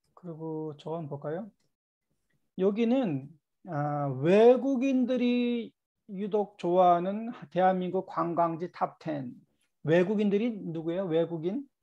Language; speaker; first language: Korean; native; Korean